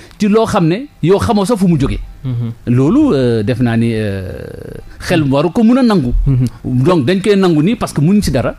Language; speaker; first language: Wolof; non-native, local second language; Jola-Fonyi